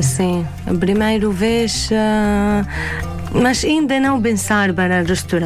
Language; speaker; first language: Portuguese; non-native, learner; Arabic